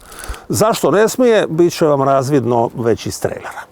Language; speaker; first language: Bosnian; native; Bosnian